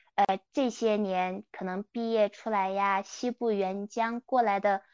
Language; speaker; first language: Chinese; non-native, local second language; Kyrgyz